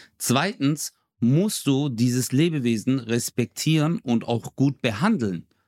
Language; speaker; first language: German; early bilingual, other home language; Turkish